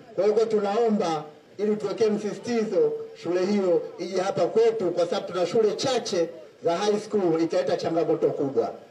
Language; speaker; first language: Swahili; native; Swahili